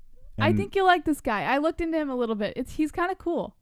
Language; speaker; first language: English; native; English